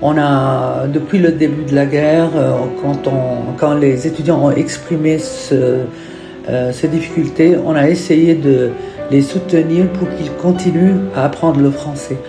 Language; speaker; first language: French; non-native, fluent; Arabic